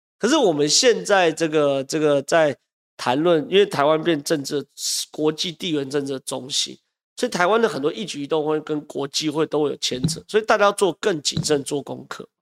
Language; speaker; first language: Chinese; native; Chinese